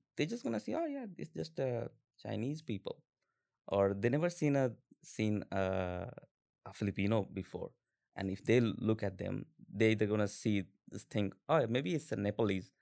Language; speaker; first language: English; non-native, local second language; Hindi